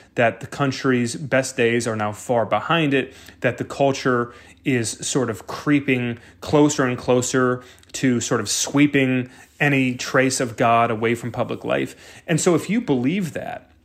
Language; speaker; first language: English; native; English